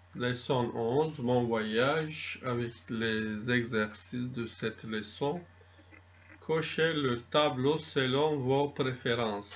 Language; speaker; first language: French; non-native, fluent; Turkish